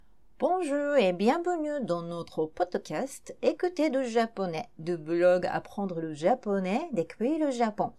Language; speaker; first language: French; non-native, fluent; Japanese